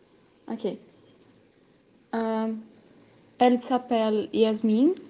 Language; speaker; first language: French; non-native, learner; Portuguese